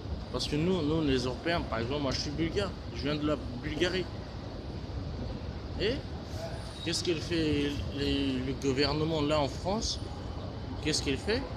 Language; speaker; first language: French; non-native, fluent; Bulgarian